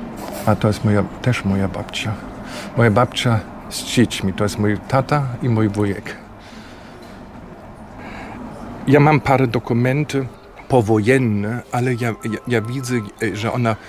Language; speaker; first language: Polish; non-native, fluent; German